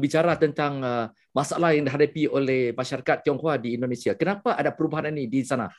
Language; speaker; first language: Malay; non-native, local second language; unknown